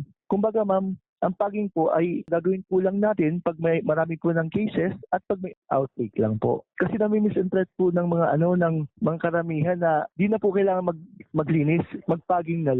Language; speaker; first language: Filipino; non-native, local second language; Bikol